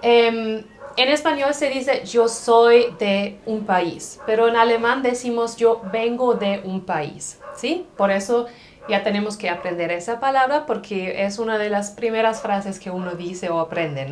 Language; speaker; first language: Spanish; non-native, fluent; German